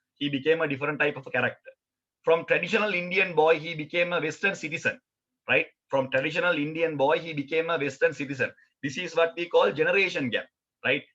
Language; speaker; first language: English; non-native, local second language; Sinhala